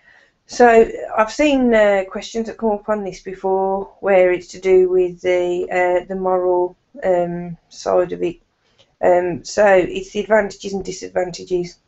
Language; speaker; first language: English; native; English